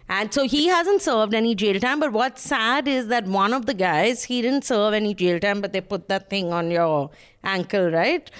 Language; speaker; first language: English; native; English